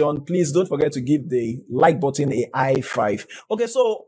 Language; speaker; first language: English; non-native, local second language; Yoruba